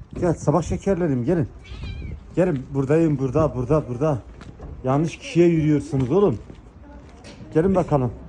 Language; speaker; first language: Turkish; native; Turkish